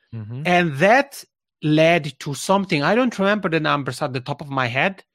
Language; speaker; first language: English; non-native, fluent; Italian